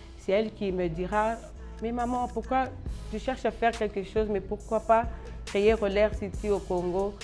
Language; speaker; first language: French; non-native, local second language; Lingala